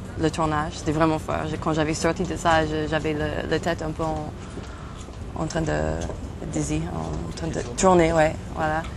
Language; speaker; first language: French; non-native, fluent; English